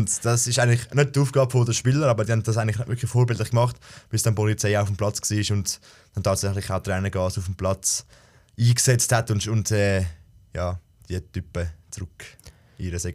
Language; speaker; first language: German; native; German